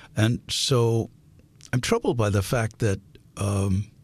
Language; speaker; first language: English; native; English